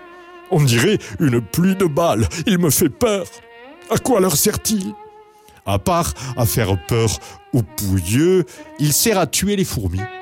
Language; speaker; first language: French; native; French